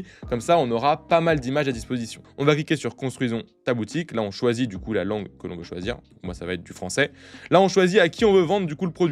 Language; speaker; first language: French; native; French